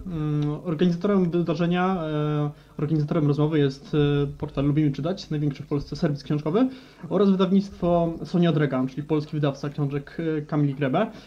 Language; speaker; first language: Polish; native; Polish